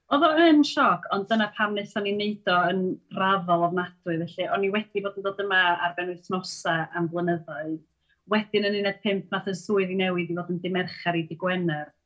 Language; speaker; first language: Welsh; native; Welsh